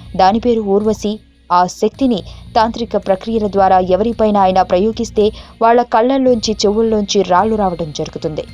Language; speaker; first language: Telugu; native; Telugu